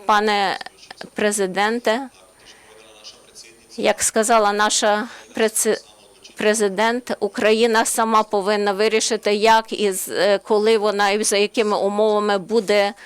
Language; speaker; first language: Ukrainian; non-native, learner; Slovenian